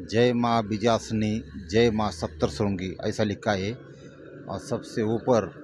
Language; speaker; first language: Hindi; non-native, local second language; Marathi